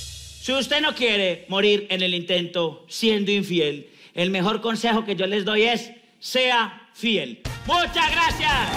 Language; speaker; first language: Spanish; native; Spanish